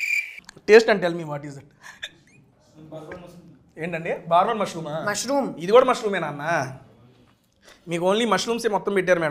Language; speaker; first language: Telugu; native; Telugu